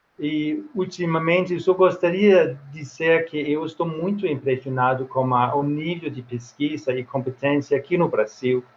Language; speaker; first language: Portuguese; non-native, fluent; Swedish